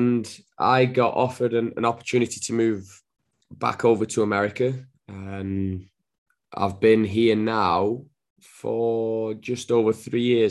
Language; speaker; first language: English; native; English